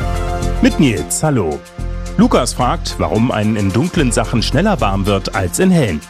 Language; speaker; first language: German; native; German